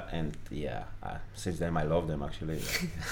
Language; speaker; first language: English; non-native, fluent; Slovak